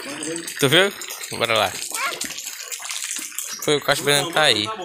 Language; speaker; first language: Portuguese; native; Portuguese